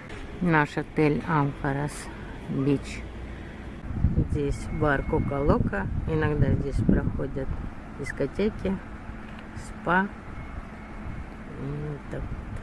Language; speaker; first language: Russian; native; Russian